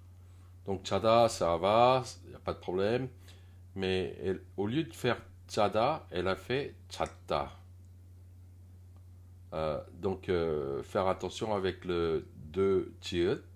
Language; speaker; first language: French; non-native, fluent; Korean